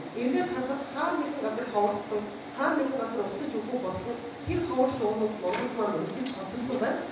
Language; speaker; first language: Mongolian; native; Mongolian